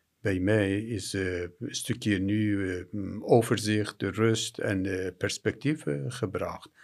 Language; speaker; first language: Dutch; non-native, fluent; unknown